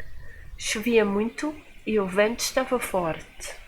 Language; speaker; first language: Portuguese; non-native, fluent; English